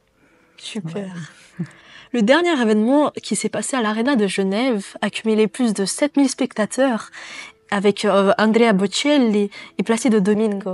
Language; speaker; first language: French; native; French